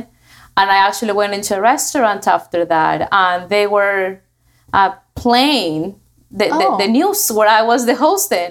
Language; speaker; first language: English; non-native, fluent; Spanish